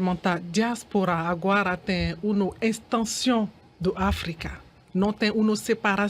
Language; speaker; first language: Portuguese; non-native, learner; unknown